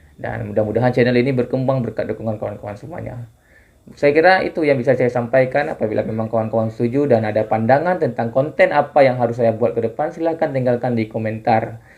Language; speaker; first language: Indonesian; non-native, local second language; Achinese